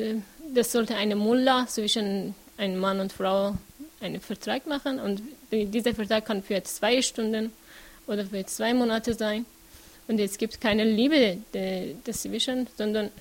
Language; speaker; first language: German; non-native, learner; Persian